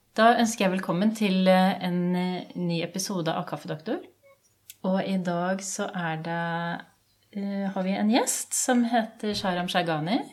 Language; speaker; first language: Norwegian; native; Norwegian